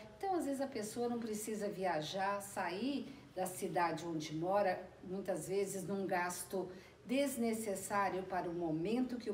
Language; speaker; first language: Portuguese; native; Portuguese